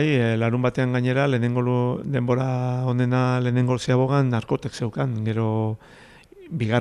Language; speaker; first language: Basque; native; Basque